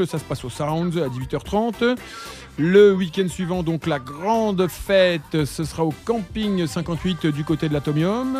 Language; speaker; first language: French; native; French